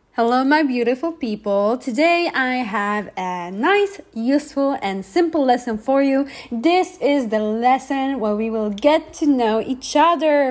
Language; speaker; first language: English; non-native, fluent; Polish